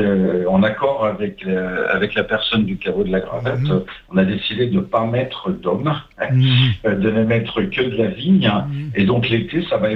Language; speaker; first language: French; native; French